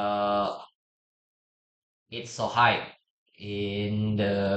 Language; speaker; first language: English; non-native, learner; Indonesian